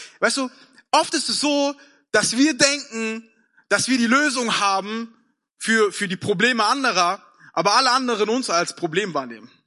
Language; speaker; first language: German; early bilingual, other home language; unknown